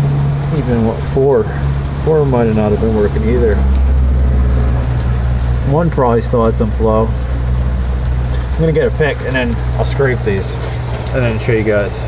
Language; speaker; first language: English; native; English